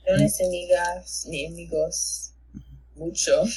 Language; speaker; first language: Spanish; non-native, learner; English